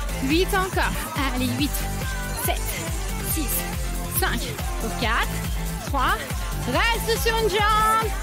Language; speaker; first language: French; native; French